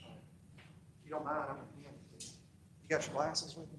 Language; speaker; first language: English; native; English